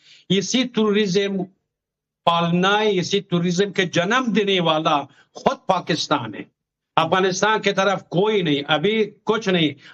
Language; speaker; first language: Hindi; non-native, fluent; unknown